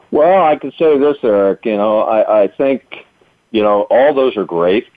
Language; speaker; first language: English; native; English